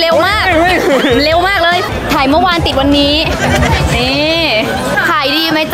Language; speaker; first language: Thai; native; Thai